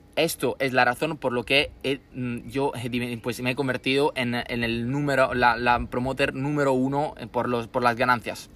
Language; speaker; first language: Spanish; non-native, fluent; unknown